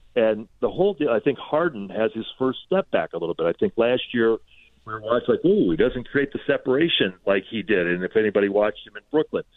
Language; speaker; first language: English; native; English